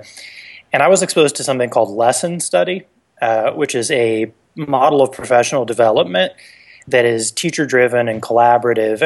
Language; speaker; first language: English; native; English